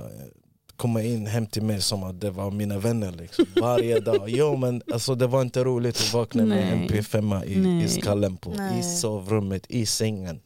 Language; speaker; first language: Swedish; early bilingual, other home language; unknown